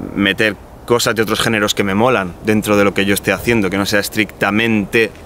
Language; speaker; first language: Spanish; native; Spanish